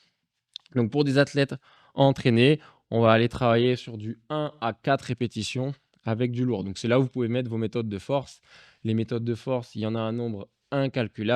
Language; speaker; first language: French; native; French